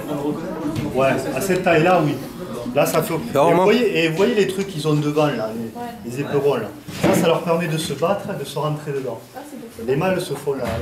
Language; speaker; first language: French; native; French